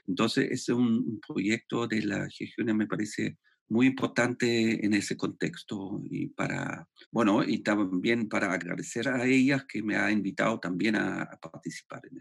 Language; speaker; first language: Spanish; non-native, fluent; German